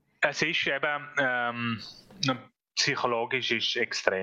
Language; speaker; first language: German; non-native, fluent; Italian